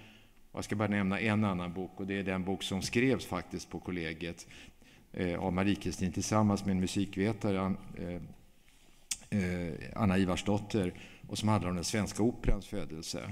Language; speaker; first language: Swedish; native; Swedish